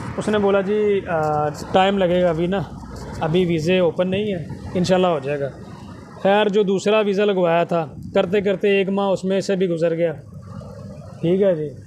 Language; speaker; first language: Urdu; non-native, local second language; Punjabi